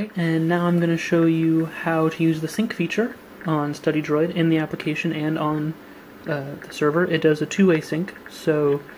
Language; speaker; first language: English; native; English